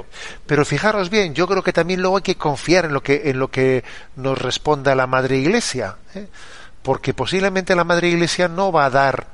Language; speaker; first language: Spanish; native; Spanish